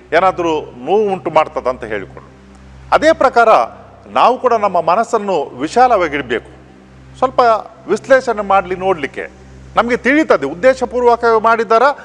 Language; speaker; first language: Kannada; non-native, local second language; Konkani